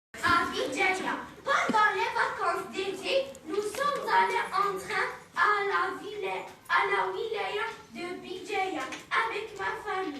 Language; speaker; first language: French; non-native, learner; Arabic